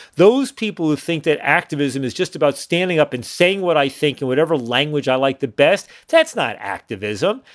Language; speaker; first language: English; native; English